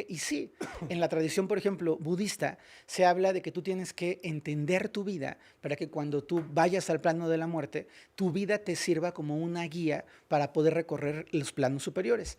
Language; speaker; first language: Spanish; native; Spanish